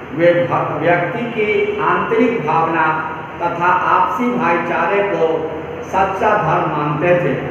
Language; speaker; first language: Hindi; native; Hindi